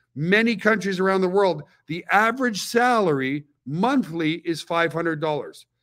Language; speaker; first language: English; native; English